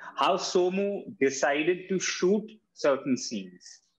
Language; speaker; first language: English; non-native, local second language; Hindi